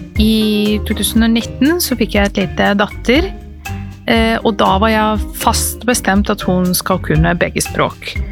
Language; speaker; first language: Norwegian; non-native, fluent; Serbian